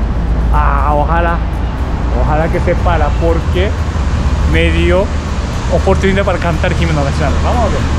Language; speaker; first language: Spanish; non-native, learner; Japanese